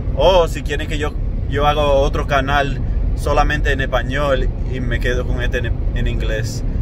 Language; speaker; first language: Spanish; early bilingual, heritage; Spanish